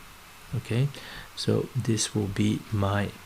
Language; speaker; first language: English; non-native, fluent; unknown